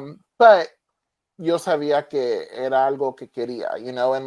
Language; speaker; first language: Spanish; early bilingual, heritage; Spanish